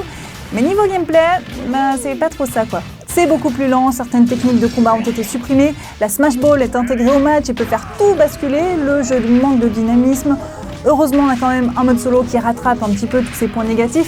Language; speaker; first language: French; native; French